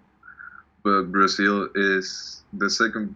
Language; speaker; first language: English; non-native, fluent; Spanish